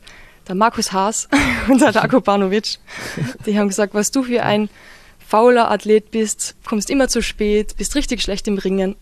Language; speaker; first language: German; native; German